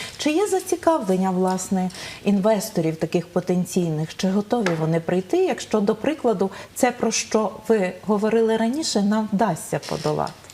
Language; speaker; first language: Ukrainian; native; Ukrainian